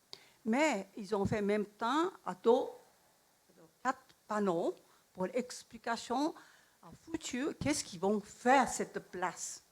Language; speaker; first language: French; non-native, learner; Japanese